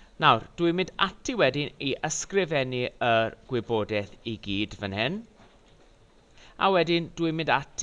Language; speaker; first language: Welsh; non-native, local second language; English